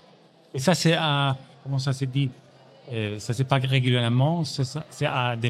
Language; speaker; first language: French; non-native, learner; German